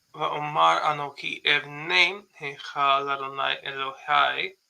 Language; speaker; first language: Hebrew; non-native, fluent; English